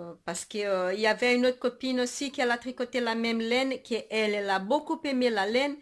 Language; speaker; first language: French; non-native, fluent; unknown